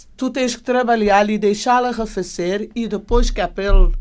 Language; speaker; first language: Portuguese; non-native, local second language; Kabuverdianu